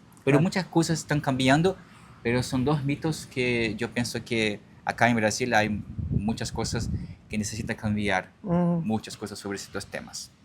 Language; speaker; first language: Spanish; non-native, learner; Portuguese